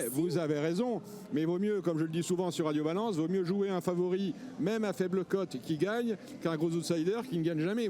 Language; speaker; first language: French; native; French